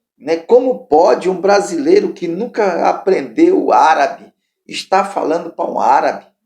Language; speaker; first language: Portuguese; native; Portuguese